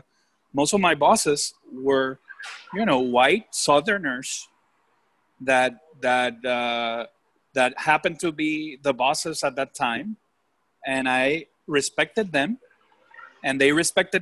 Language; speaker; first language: English; non-native, fluent; Spanish